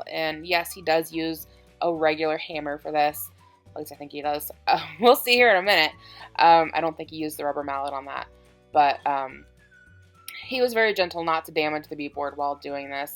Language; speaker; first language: English; native; English